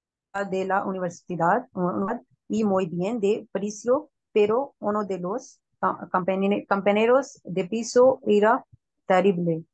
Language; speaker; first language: Spanish; non-native, learner; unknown